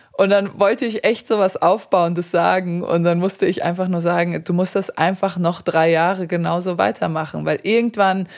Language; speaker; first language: German; early bilingual, other home language; Serbian